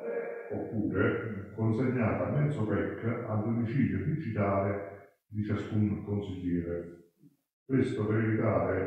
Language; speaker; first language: Italian; native; Italian